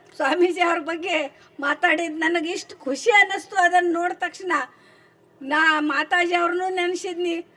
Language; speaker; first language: Kannada; non-native, local second language; Marathi